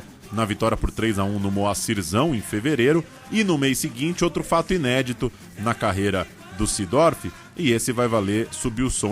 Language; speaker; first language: Portuguese; native; Portuguese